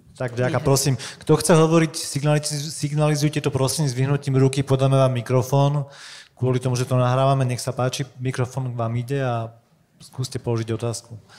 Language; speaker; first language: Slovak; native; Slovak